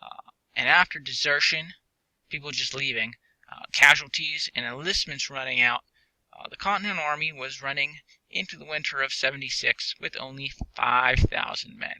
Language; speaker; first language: English; native; English